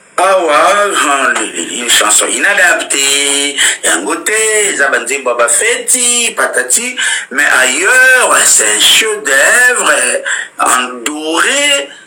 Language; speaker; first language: French; non-native, local second language; Lingala